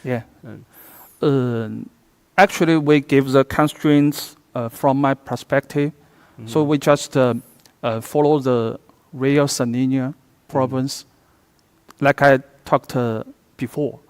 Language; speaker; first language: English; non-native, fluent; Chinese